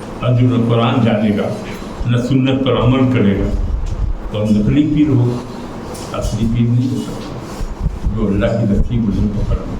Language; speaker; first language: Urdu; native; Urdu